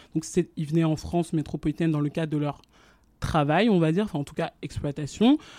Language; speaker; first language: French; native; French